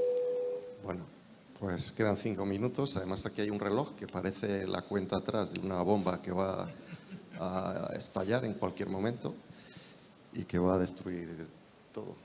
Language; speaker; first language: Spanish; native; Spanish